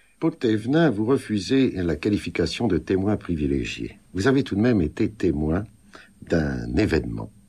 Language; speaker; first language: French; native; French